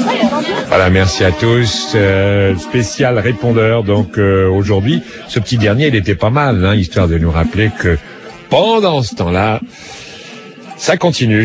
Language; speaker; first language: French; native; French